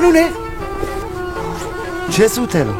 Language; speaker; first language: Armenian; non-native, learner; French